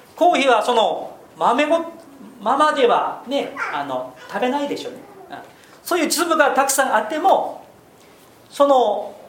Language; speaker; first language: Japanese; non-native, fluent; Korean